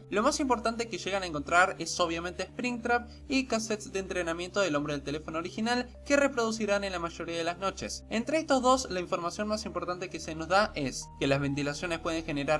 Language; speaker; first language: Spanish; native; Spanish